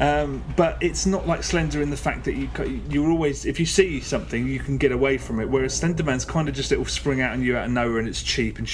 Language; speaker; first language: English; native; English